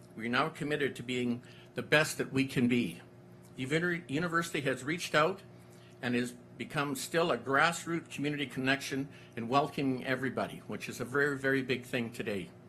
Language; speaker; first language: English; native; English